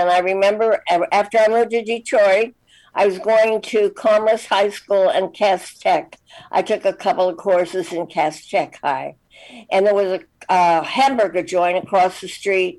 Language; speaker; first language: English; native; English